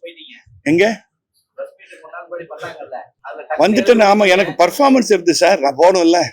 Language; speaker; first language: Tamil; native; Tamil